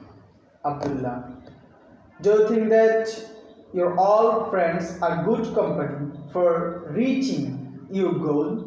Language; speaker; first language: English; non-native, fluent; Bangla